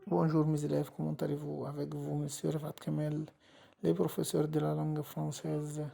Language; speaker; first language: French; non-native, fluent; Arabic